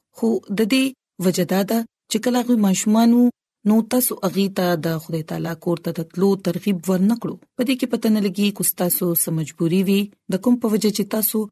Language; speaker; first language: Pashto; non-native, local second language; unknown